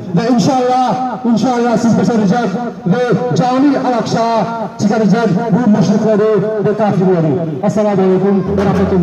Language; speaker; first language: Turkish; non-native, learner; Morisyen